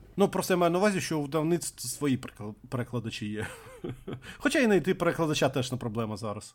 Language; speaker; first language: Ukrainian; native; Ukrainian